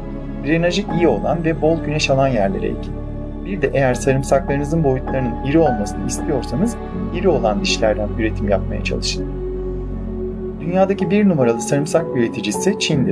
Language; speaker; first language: Turkish; native; Turkish